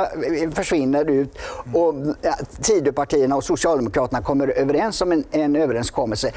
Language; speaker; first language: Swedish; native; Swedish